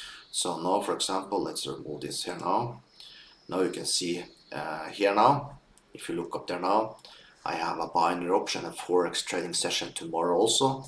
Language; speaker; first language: English; non-native, fluent; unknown